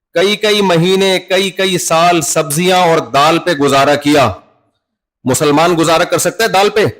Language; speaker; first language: Urdu; native; Urdu